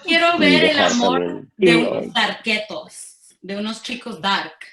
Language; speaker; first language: Spanish; early bilingual, heritage; Spanish